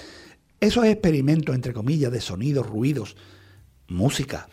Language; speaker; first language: Spanish; native; Spanish